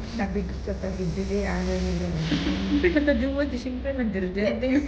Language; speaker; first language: Filipino; non-native, local second language; Cebuano